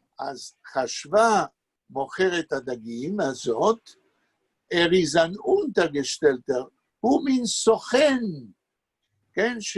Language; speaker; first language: Hebrew; native; Hebrew